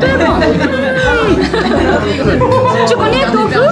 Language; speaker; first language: French; non-native, learner; Japanese